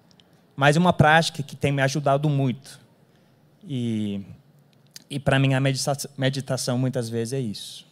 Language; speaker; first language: Portuguese; non-native, fluent; English